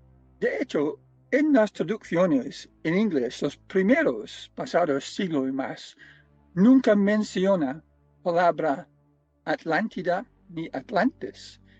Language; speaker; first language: Spanish; non-native, fluent; English